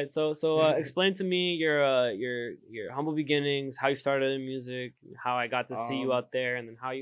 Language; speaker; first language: English; native; English